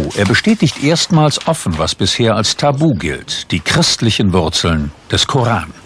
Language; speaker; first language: German; native; German